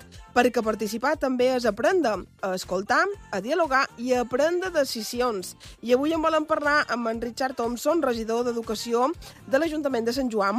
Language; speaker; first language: Catalan; native; Catalan